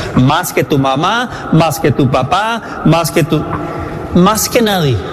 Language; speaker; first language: Spanish; native; Spanish